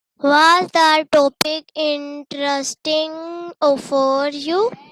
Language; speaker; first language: English; non-native, learner; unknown